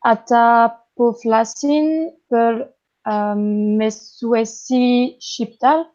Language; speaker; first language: Albanian; non-native, learner; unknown